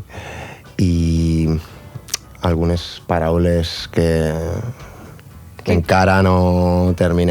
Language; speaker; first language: Catalan; non-native, local second language; Spanish